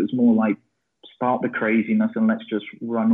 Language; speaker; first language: English; native; English